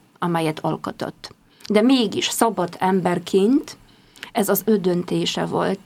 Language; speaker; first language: Hungarian; non-native, fluent; Polish